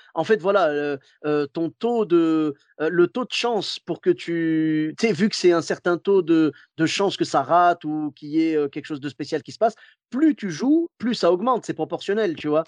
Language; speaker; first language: French; early bilingual, other home language; Arabic